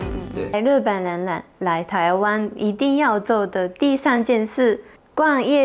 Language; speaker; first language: Chinese; non-native, fluent; Japanese